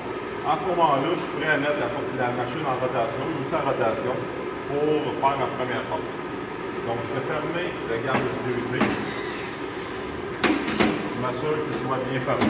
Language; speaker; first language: French; native; French